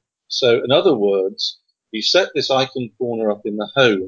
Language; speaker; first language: English; native; English